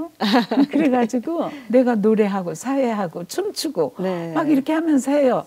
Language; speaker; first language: Korean; native; Korean